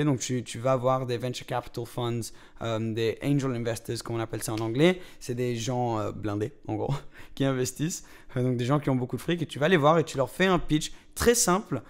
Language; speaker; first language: French; native; French